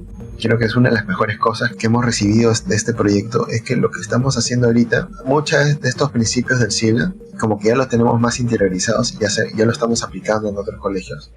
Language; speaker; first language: Spanish; native; Spanish